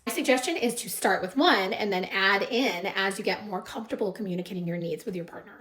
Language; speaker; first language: English; native; English